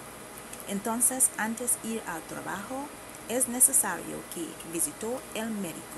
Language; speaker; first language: Spanish; non-native, learner; English